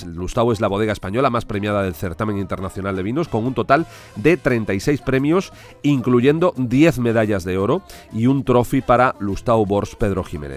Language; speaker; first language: Spanish; native; Spanish